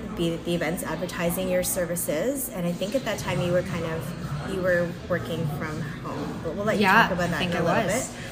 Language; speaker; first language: English; native; English